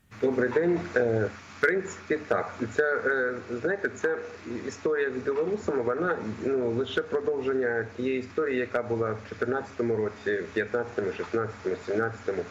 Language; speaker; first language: Ukrainian; native; Ukrainian